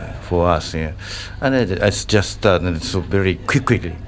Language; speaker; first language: English; non-native, learner; Japanese